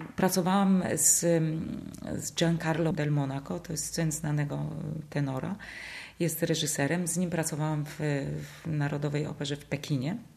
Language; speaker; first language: Polish; early bilingual, heritage; Polish